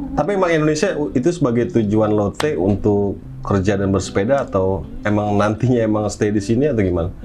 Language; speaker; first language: Indonesian; native; Indonesian